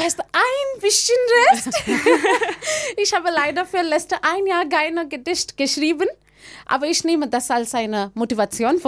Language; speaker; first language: German; non-native, learner; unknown